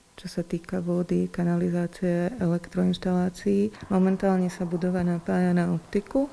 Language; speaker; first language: Slovak; native; Slovak